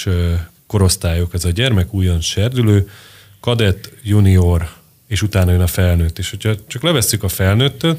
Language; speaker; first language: Hungarian; native; Hungarian